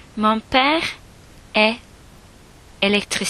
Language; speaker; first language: French; non-native, learner; English